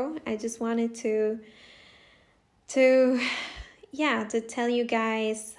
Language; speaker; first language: English; non-native, fluent; Spanish